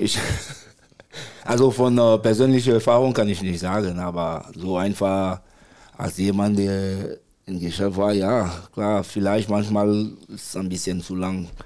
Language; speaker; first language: German; non-native, fluent; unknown